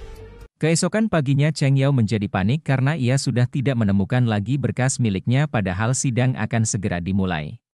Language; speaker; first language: Indonesian; native; Indonesian